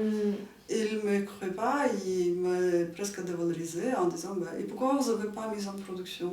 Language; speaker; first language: French; non-native, fluent; Ukrainian